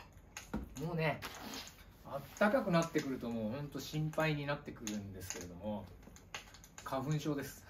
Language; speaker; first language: Japanese; native; Japanese